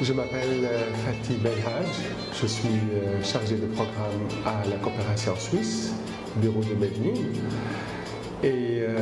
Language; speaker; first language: French; non-native, local second language; Arabic